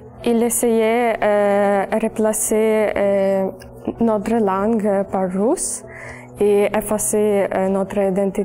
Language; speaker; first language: French; non-native, learner; Ukrainian